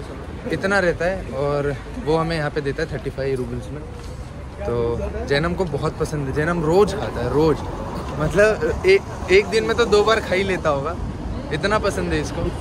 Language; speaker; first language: Hindi; native; Hindi